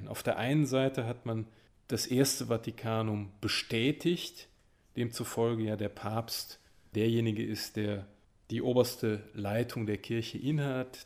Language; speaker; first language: German; native; German